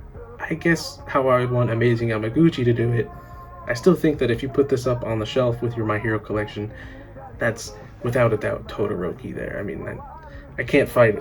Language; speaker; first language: English; native; English